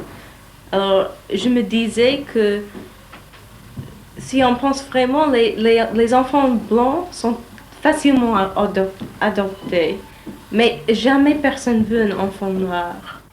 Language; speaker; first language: French; non-native, learner; English